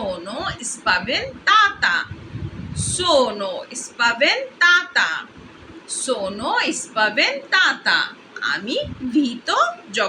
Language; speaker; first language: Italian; non-native, fluent; Bangla